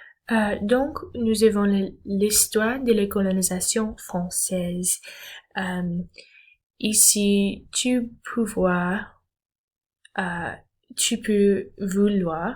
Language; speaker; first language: French; non-native, learner; English